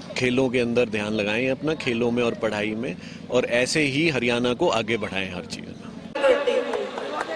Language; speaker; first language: Hindi; native; Hindi